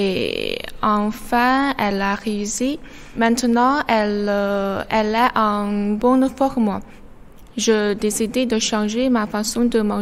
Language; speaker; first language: French; non-native, learner; Chinese